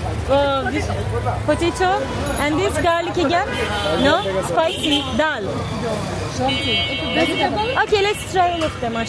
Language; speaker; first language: English; non-native, learner; Turkish